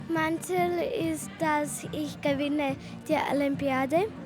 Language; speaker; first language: German; non-native, local second language; Romansh